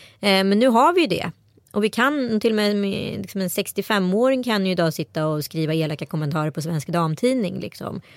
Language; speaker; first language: Swedish; native; Swedish